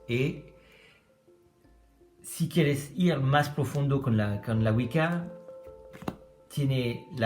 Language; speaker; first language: Spanish; non-native, learner; French